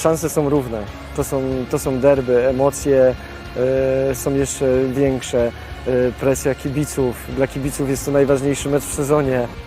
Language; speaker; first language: Polish; native; Polish